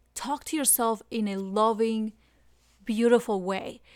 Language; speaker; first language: English; non-native, fluent; Spanish